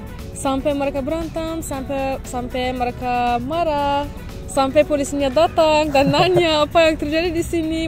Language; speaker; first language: Indonesian; non-native, fluent; Turkish